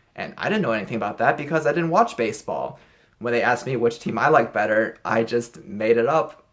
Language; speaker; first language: English; early bilingual, other home language; Chinese